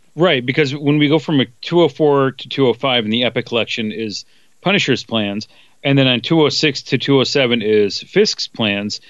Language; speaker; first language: English; native; English